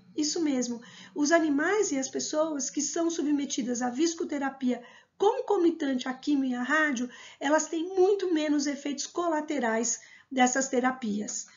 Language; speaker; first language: Portuguese; native; Portuguese